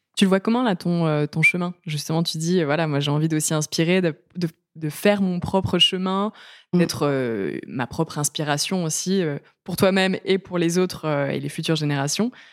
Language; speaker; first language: French; native; French